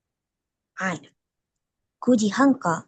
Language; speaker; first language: Japanese; non-native, learner; Indonesian